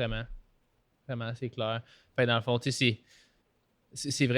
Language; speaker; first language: French; native; French